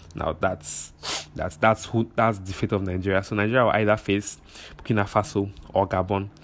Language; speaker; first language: English; non-native, local second language; Igbo